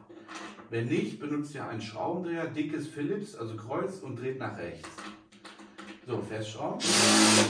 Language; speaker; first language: German; native; German